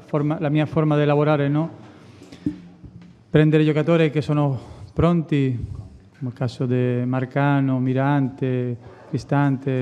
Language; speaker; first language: Italian; non-native, fluent; Spanish